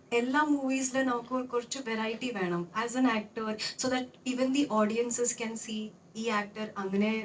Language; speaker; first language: Malayalam; non-native, local second language; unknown